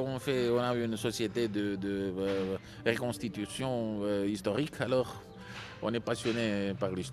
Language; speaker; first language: French; non-native, fluent; Romanian